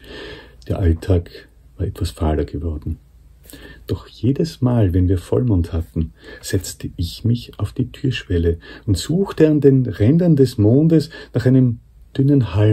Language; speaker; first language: German; native; German